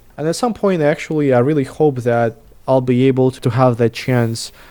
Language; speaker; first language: English; non-native, fluent; Russian